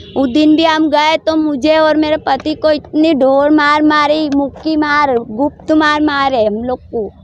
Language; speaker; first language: Hindi; non-native, local second language; Gujarati